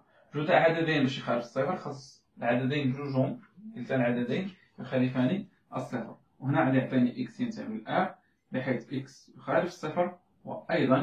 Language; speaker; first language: Arabic; native; Arabic